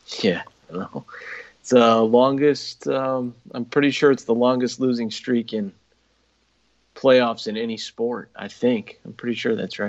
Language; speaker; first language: English; native; English